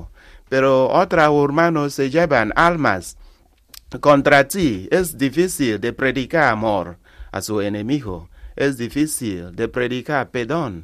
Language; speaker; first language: Spanish; non-native, learner; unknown